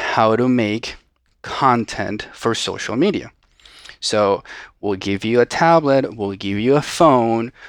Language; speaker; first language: English; non-native, fluent; Spanish